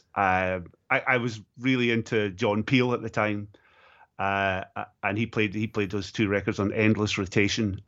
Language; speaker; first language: English; native; English